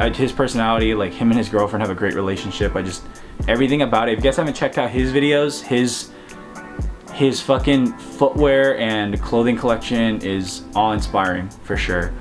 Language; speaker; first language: English; native; English